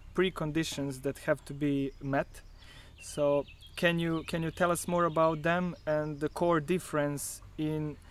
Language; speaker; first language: English; non-native, fluent; Croatian